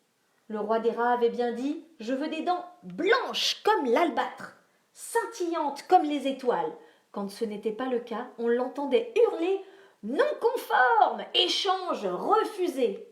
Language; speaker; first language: French; native; French